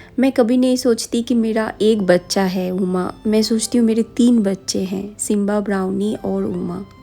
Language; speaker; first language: Hindi; non-native, local second language; Bangla